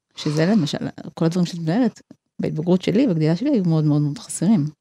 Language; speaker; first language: Hebrew; early bilingual, other home language; Amharic